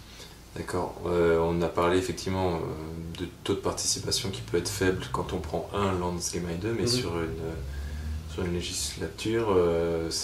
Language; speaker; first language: French; native; French